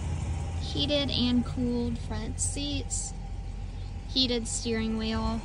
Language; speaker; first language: English; native; English